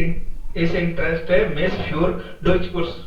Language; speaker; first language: German; non-native, learner; Hindi